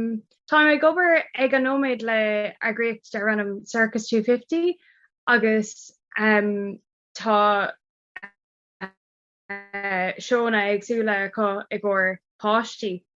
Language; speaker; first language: Irish; non-native, local second language; English